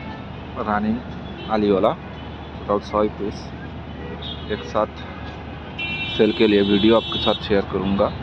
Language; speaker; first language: Hindi; non-native, learner; Bangla